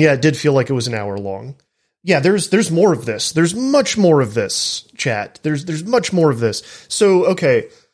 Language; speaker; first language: English; native; English